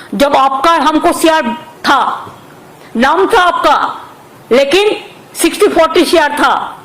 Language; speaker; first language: Hindi; non-native, local second language; Bangla